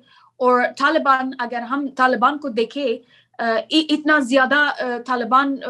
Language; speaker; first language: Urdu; non-native, learner; Persian